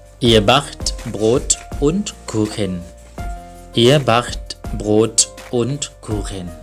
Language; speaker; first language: German; non-native, fluent; Thai